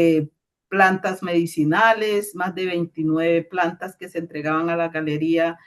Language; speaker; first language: Spanish; native; Spanish